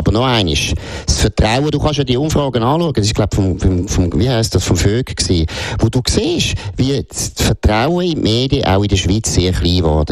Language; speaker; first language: German; native; German